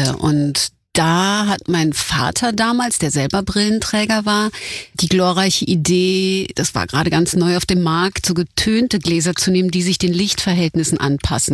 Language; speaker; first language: German; native; German